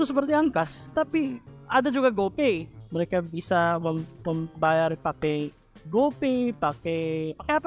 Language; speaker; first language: Indonesian; non-native, fluent; Filipino